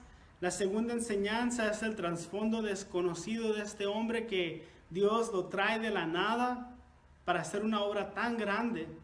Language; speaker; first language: Spanish; native; Spanish